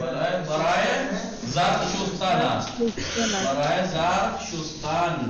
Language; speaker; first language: Persian; non-native, fluent; Urdu